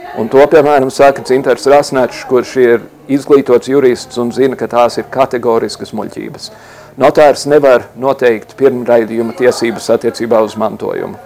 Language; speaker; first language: Latvian; early bilingual, heritage; Latvian